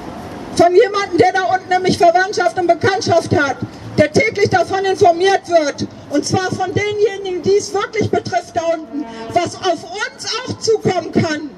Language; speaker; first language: German; native; German